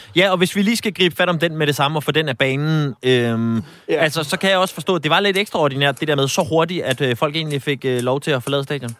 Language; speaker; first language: Danish; native; Danish